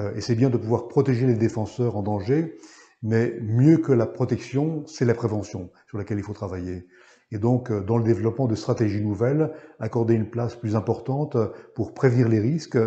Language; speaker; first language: French; native; French